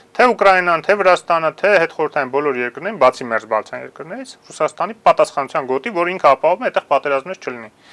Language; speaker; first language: Armenian; native; Armenian